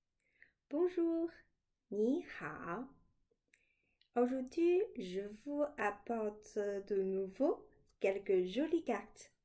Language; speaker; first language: French; non-native, fluent; Chinese